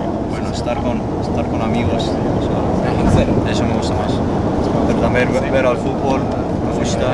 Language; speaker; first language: Spanish; non-native, fluent; Swedish